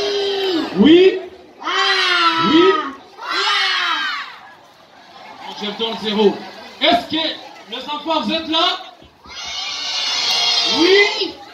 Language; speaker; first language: French; non-native, local second language; Kinyarwanda